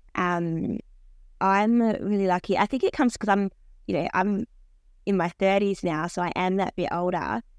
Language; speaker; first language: English; native; English